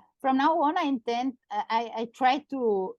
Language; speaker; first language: English; non-native, learner; Catalan